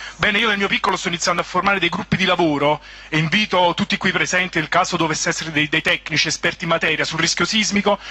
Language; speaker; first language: Italian; native; Italian